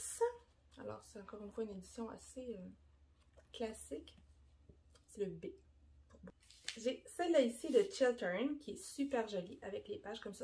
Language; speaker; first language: French; native; French